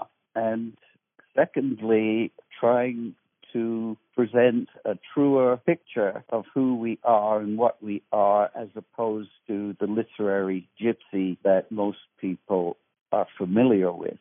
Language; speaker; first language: English; native; English